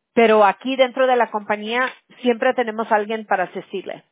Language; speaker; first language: Spanish; early bilingual, other home language; English